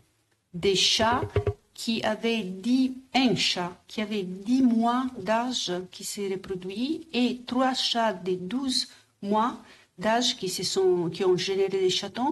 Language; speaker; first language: French; non-native, fluent; Italian